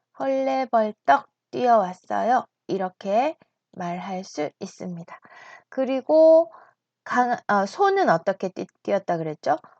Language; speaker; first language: Korean; native; Korean